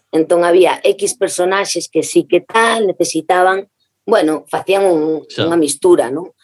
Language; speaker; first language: Galician; native; Galician